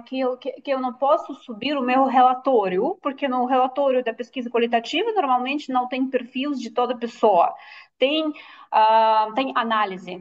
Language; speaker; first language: Portuguese; non-native, fluent; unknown